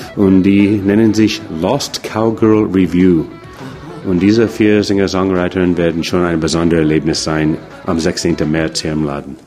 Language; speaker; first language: German; non-native, fluent; English